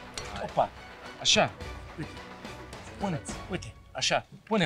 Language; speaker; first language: Romanian; non-native, learner; Arabic